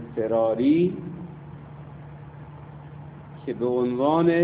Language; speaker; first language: Persian; native; Persian